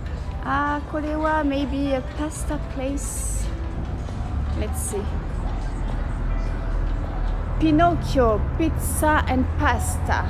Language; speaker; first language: English; non-native, fluent; French